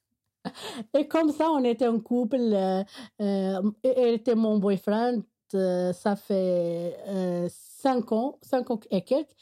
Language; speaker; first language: French; non-native, local second language; Arabic